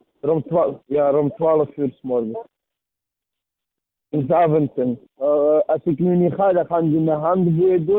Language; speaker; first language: Dutch; early bilingual, other home language; Serbian